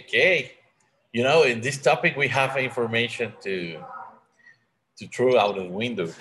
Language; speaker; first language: English; non-native, learner; Spanish